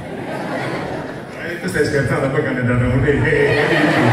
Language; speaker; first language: Italian; native; Italian